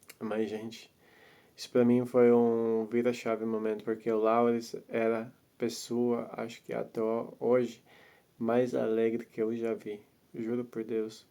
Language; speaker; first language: Portuguese; non-native, fluent; Latvian